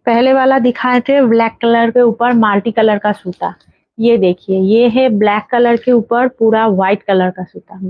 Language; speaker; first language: Hindi; non-native, local second language; Bangla